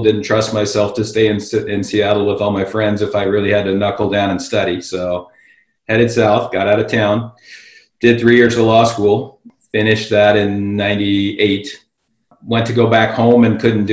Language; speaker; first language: English; native; English